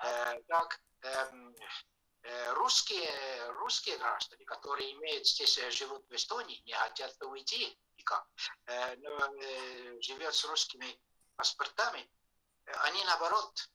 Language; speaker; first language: Russian; non-native, fluent; Estonian